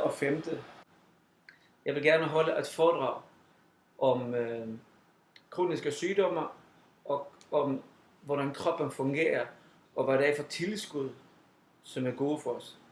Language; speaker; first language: Danish; non-native, fluent; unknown